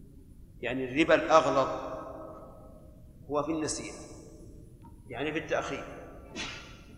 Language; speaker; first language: Arabic; native; Arabic